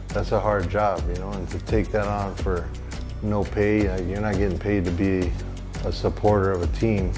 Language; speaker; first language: English; native; English